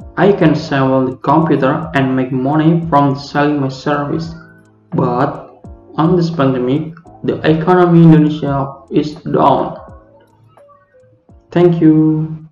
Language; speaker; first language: English; non-native, learner; Indonesian